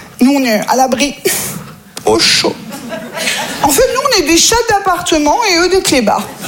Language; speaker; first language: French; native; French